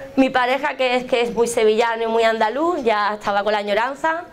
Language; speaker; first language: Spanish; native; Spanish